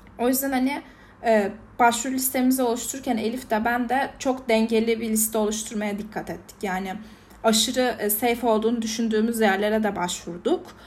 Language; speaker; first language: Turkish; native; Turkish